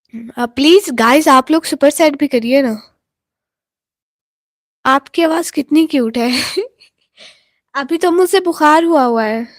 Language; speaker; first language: Hindi; non-native, local second language; Punjabi